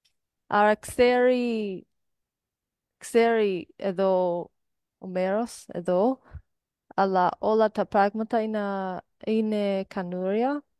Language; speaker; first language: Greek; non-native, learner; English